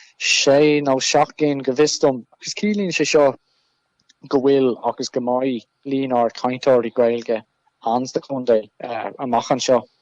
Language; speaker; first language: Irish; non-native, local second language; English